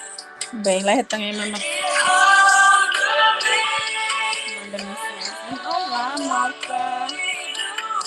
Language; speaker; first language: Portuguese; non-native, local second language; Tetum